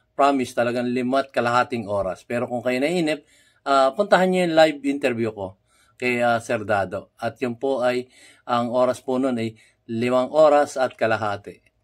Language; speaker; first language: Filipino; native; Filipino